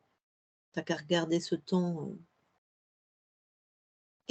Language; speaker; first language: French; native; French